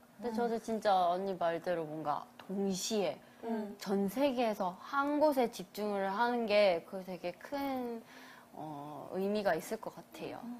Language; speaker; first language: Korean; early bilingual, heritage; Korean